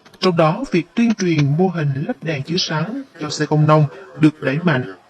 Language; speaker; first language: Vietnamese; native; Vietnamese